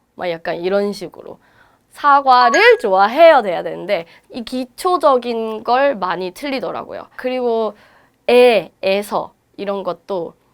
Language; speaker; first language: Korean; non-native, fluent; Burmese